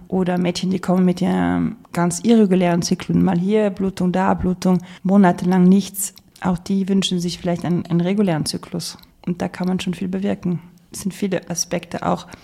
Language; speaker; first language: German; native; German